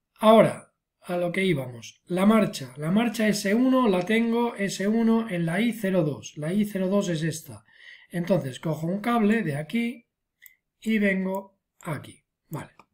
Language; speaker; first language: Spanish; non-native, local second language; Catalan